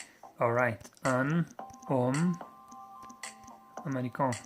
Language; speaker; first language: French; non-native, learner; English